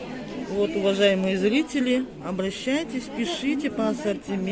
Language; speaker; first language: Russian; native; Russian